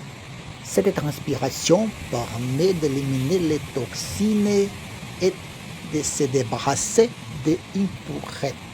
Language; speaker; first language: French; non-native, learner; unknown